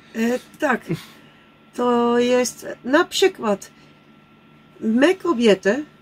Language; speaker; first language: Polish; non-native, learner; Dutch